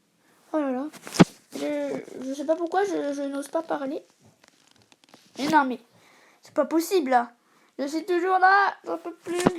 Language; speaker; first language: French; native; French